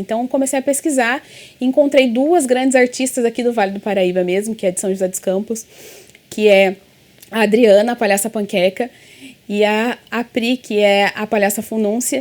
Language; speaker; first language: Portuguese; native; Portuguese